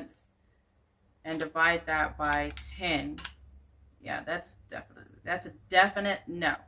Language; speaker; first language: English; native; English